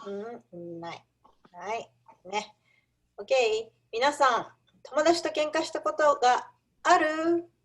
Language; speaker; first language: Japanese; non-native, fluent; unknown